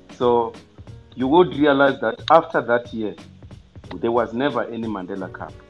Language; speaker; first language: English; non-native, local second language; Venda